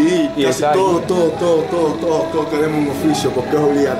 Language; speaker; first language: Spanish; native; Spanish